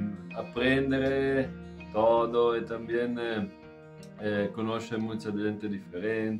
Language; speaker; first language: Spanish; non-native, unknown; Italian